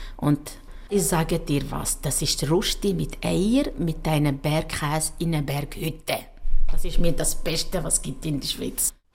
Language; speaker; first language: German; non-native, fluent; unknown